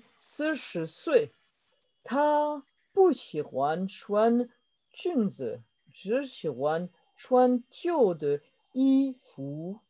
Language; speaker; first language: Chinese; non-native, learner; French